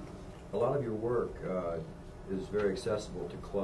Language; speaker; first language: English; native; English